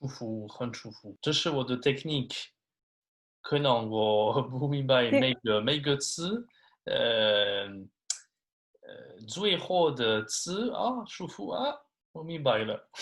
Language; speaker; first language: Chinese; non-native, learner; French